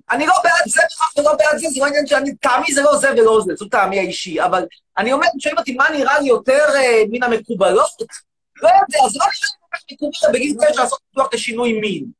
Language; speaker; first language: Hebrew; native; Hebrew